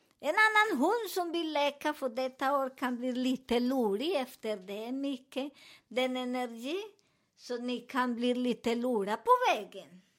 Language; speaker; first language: Swedish; non-native, learner; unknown